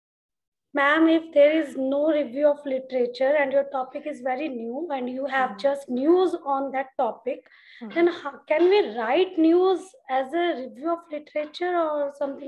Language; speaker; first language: English; non-native, local second language; Hindi